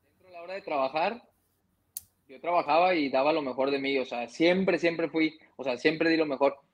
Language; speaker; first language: Spanish; early bilingual, heritage; Spanish